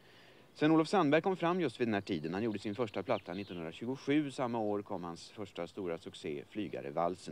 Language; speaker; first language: Swedish; native; Swedish